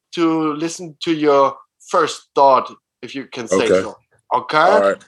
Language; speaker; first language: English; non-native, fluent; German